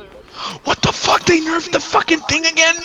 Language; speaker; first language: English; native; English